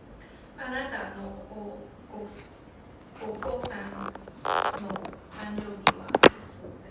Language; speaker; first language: Japanese; non-native, learner; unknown